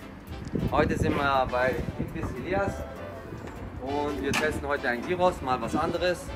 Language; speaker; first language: German; native; German